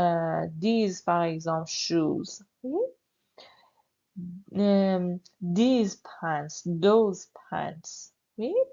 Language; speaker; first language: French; non-native, fluent; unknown